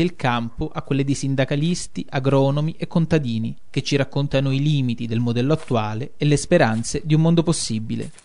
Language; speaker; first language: Italian; native; Italian